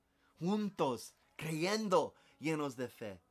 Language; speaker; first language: Spanish; non-native, learner; English